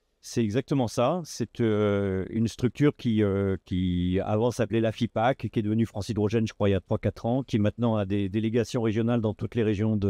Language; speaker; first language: French; native; French